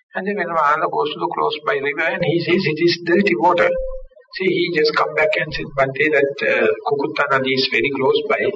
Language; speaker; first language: English; non-native, local second language; Sinhala